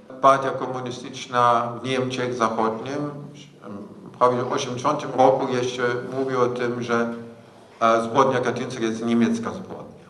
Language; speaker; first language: Polish; non-native, fluent; German